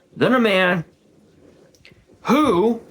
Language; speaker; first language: English; native; English